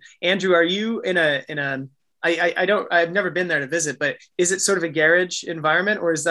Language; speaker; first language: English; native; English